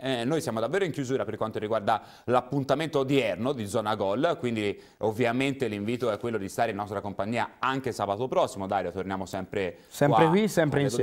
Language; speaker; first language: Italian; native; Italian